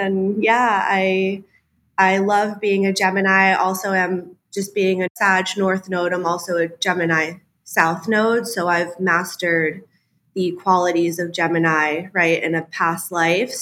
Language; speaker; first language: English; native; English